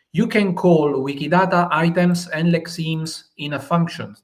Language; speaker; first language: English; non-native, fluent; Italian